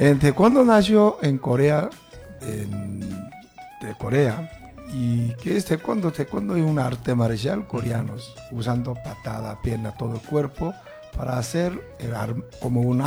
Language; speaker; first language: Spanish; non-native, learner; Korean